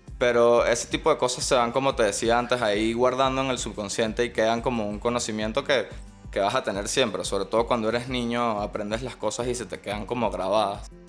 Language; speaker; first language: Spanish; native; Spanish